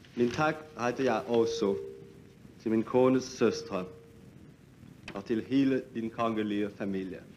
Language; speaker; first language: Danish; non-native, fluent; French